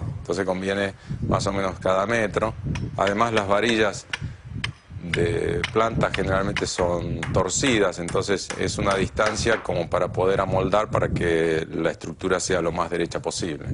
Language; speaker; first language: Spanish; native; Spanish